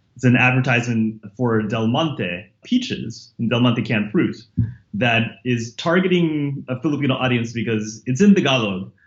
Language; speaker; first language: English; native; English